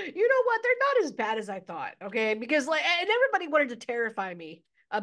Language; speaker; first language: English; native; English